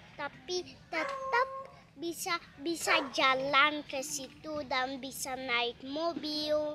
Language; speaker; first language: Indonesian; early bilingual, heritage; Indonesian